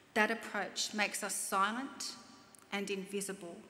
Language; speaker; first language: English; native; English